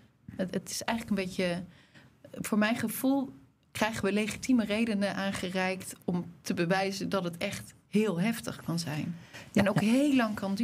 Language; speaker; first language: Dutch; native; Dutch